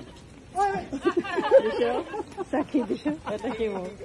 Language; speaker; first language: Japanese; non-native, learner; Filipino